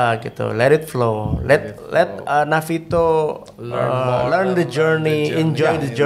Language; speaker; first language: English; non-native, fluent; Indonesian